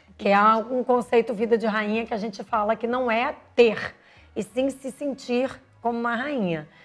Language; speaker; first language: Portuguese; native; Portuguese